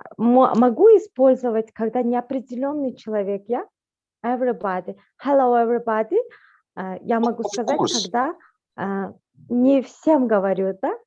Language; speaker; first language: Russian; non-native, fluent; Turkish